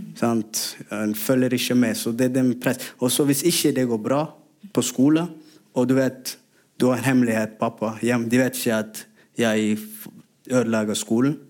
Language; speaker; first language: Norwegian; non-native, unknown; Somali